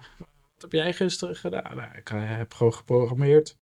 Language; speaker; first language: Dutch; native; Dutch